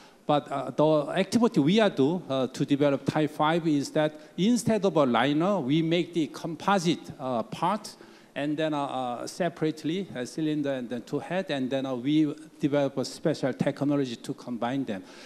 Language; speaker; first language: English; non-native, fluent; Korean